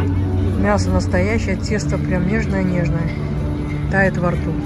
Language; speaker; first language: Russian; native; Russian